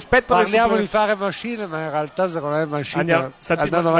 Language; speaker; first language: Italian; native; Italian